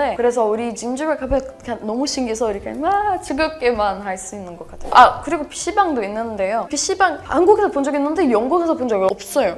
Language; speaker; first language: Korean; non-native, learner; English